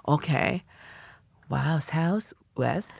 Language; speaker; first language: English; non-native, learner; Japanese